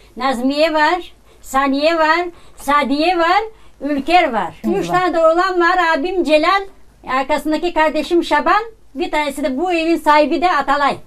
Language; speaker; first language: Turkish; native; Turkish